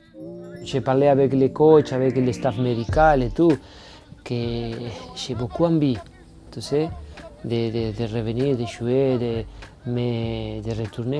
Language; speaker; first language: French; non-native, fluent; Spanish